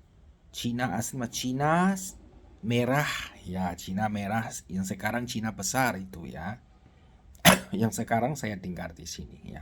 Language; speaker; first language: Indonesian; non-native, fluent; Chinese